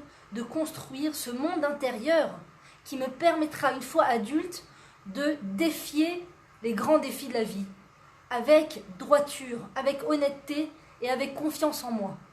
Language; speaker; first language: French; native; French